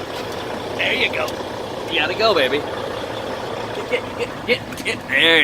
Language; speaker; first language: English; native; English